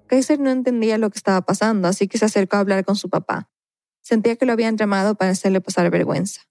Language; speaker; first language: Spanish; native; Spanish